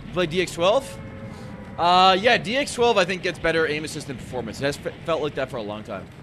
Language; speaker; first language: English; native; English